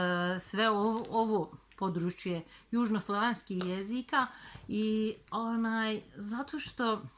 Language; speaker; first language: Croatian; non-native, fluent; Turkish